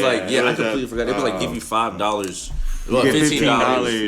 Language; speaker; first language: English; native; English